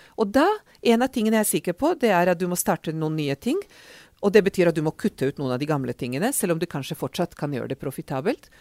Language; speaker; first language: Norwegian; non-native, fluent; Hungarian